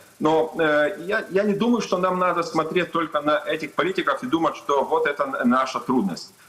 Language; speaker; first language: Russian; non-native, local second language; Lithuanian